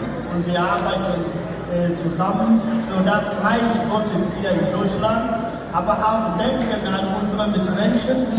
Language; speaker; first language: German; non-native, fluent; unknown